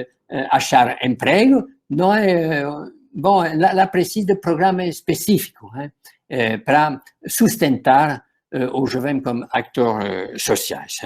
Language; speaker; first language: Portuguese; non-native, fluent; French